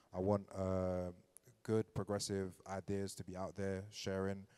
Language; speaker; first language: English; native; English